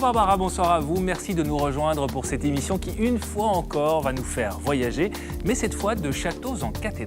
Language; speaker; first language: French; native; French